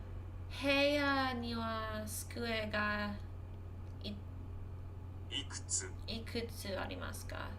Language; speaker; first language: Japanese; non-native, learner; English